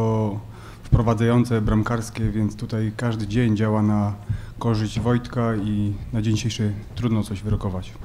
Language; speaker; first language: Polish; native; Polish